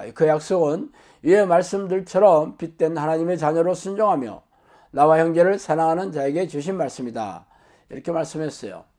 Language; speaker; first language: Korean; native; Korean